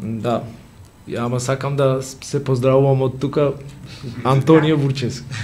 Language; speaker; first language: Macedonian; non-native, learner; Georgian